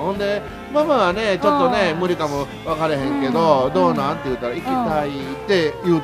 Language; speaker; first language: Japanese; native; Japanese